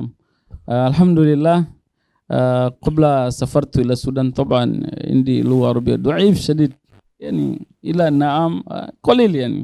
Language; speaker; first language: Arabic; non-native, learner; Indonesian